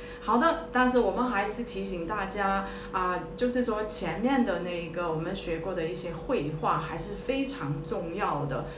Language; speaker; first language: Chinese; early bilingual, heritage; Chinese